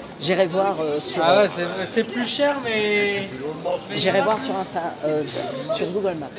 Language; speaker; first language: French; native; French